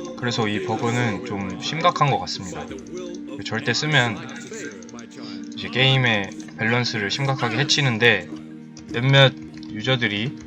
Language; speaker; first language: Korean; native; Korean